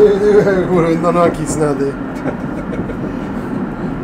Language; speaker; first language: Swedish; native; Swedish